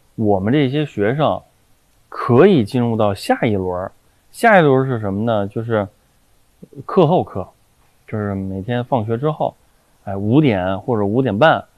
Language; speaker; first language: Chinese; native; Chinese